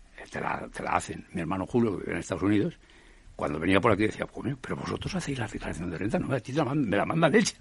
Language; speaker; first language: Spanish; native; Spanish